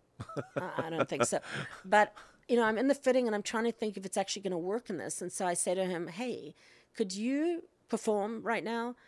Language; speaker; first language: English; native; English